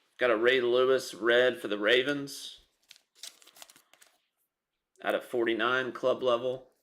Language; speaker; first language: English; native; English